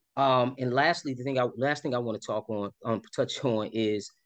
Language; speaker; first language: English; native; English